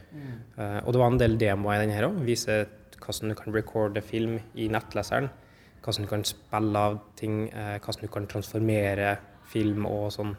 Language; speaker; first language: Norwegian; native; Norwegian